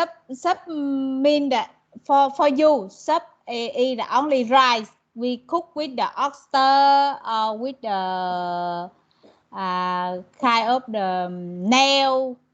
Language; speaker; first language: English; non-native, learner; Vietnamese